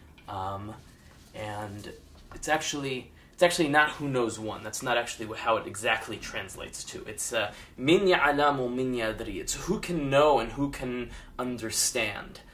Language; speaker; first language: English; native; English